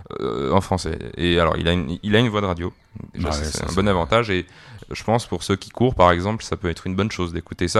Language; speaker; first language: French; native; French